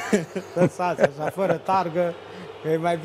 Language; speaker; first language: Romanian; native; Romanian